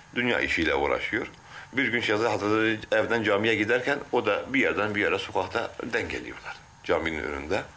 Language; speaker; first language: Turkish; non-native, local second language; Kurdish